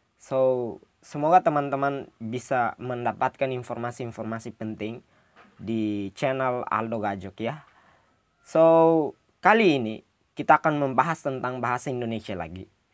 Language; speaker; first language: Indonesian; non-native, local second language; Tetum